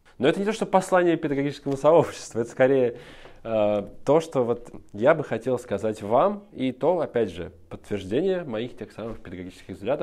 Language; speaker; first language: Russian; native; Russian